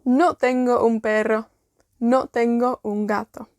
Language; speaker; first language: Spanish; non-native, fluent; Welsh